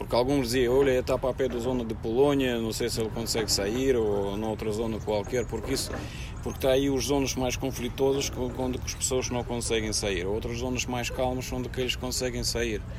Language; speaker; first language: Portuguese; non-native, fluent; Russian